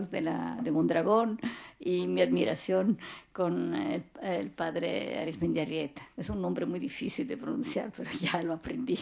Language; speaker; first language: Spanish; non-native, fluent; Italian